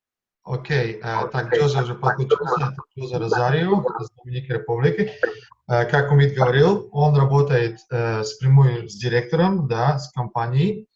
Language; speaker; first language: Russian; non-native, fluent; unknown